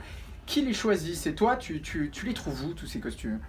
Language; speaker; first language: French; native; French